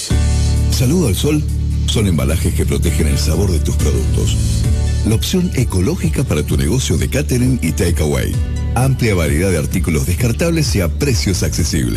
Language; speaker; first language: Spanish; native; Spanish